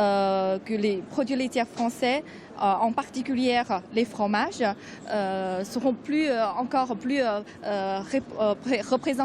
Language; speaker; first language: French; non-native, fluent; Chinese